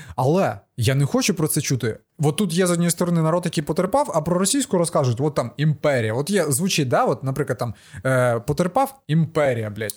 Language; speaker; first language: Ukrainian; non-native, local second language; Russian